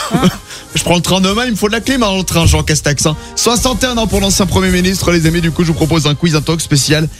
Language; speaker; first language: French; native; French